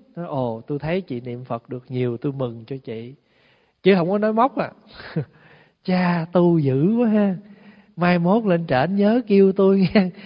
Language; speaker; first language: Vietnamese; early bilingual, heritage; Vietnamese